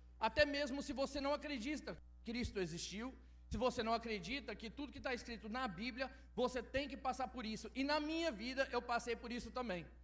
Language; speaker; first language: Portuguese; early bilingual, heritage; Portuguese